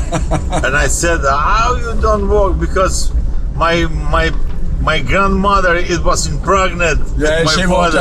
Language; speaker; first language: English; non-native, learner; Albanian